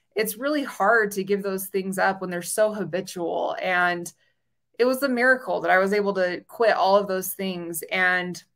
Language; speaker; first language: English; native; English